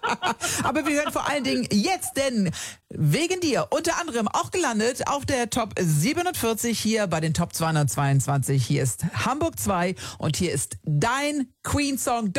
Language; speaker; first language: German; native; German